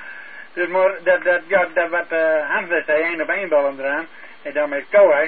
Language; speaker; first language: Dutch; native; Dutch